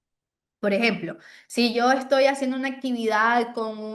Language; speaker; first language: Spanish; native; Spanish